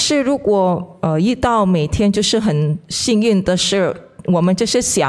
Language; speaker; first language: Chinese; non-native, fluent; Indonesian